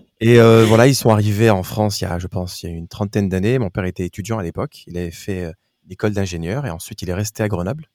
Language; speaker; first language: French; native; French